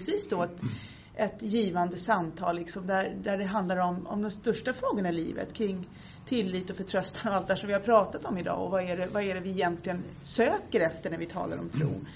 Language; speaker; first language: Swedish; native; Swedish